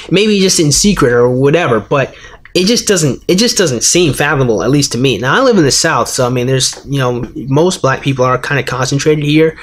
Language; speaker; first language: English; native; English